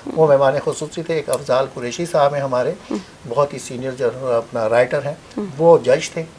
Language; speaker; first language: Urdu; native; Urdu